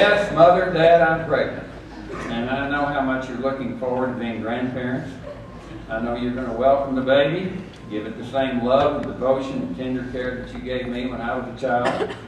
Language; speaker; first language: English; native; English